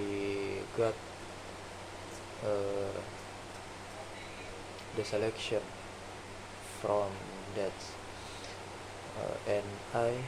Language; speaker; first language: English; non-native, learner; Indonesian